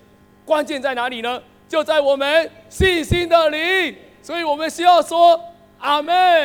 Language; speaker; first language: Chinese; native; Chinese